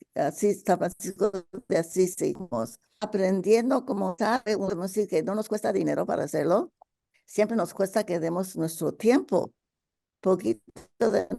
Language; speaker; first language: Spanish; early bilingual, heritage; Spanish